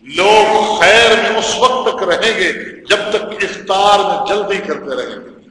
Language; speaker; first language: Urdu; native; Urdu